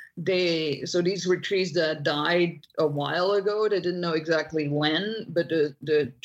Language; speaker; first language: English; non-native, fluent; Dutch